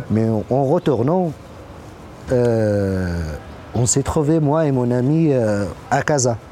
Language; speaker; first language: French; non-native, local second language; Arabic